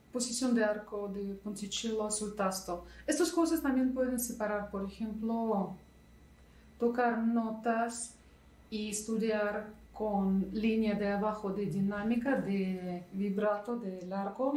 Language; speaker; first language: Spanish; non-native, fluent; Russian